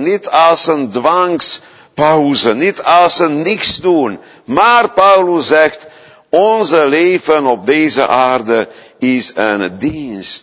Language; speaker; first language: Dutch; non-native, fluent; Hungarian